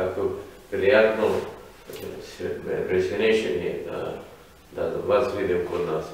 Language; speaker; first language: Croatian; non-native, fluent; Arabic